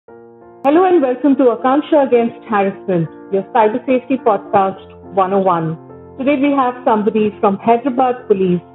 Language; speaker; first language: English; non-native, local second language; Hindi